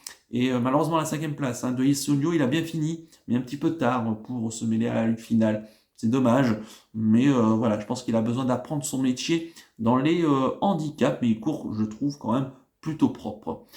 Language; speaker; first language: French; native; French